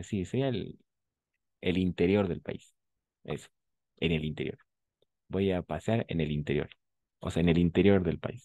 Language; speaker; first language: Spanish; native; Spanish